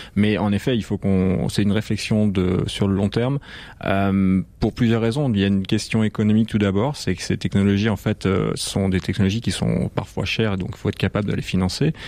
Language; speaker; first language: French; native; French